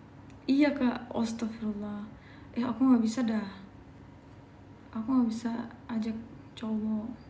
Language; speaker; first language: Indonesian; non-native, fluent; Turkish